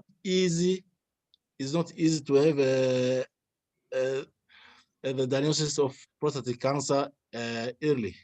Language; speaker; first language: English; non-native, learner; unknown